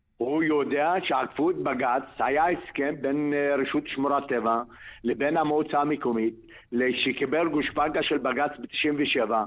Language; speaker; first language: Hebrew; non-native, local second language; Arabic